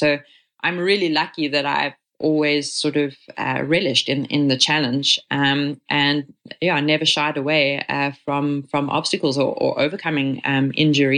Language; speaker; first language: English; native; English